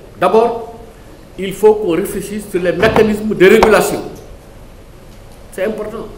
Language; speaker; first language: French; non-native, local second language; Wolof